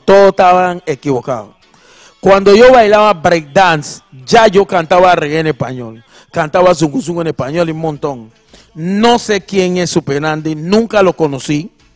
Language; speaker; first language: Spanish; non-native, local second language; English